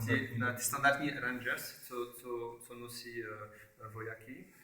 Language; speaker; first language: Czech; non-native, learner; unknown